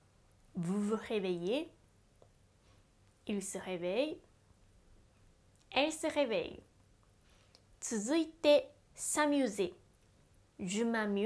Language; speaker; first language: French; non-native, fluent; Japanese